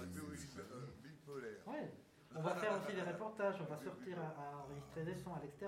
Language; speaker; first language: French; native; French